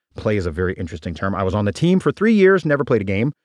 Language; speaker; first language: English; native; English